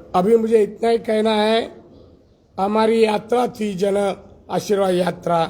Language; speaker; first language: Hindi; non-native, local second language; Marathi